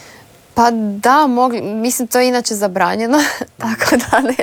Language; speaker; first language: Serbian; native; Serbian